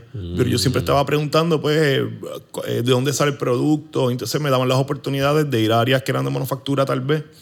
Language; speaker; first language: Spanish; native; Spanish